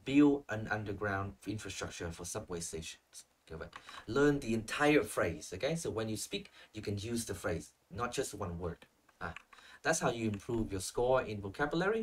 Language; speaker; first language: English; non-native, fluent; Vietnamese